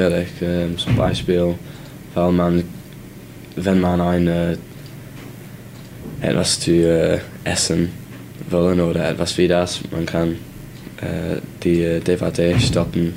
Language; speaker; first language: German; non-native, learner; English